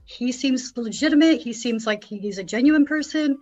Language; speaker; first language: English; native; English